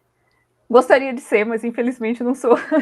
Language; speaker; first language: Portuguese; native; Portuguese